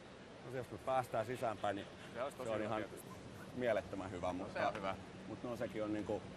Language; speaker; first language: Finnish; native; Finnish